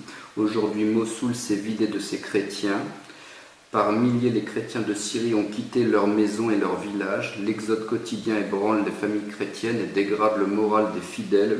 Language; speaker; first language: French; native; French